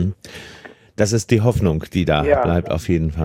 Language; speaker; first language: German; native; German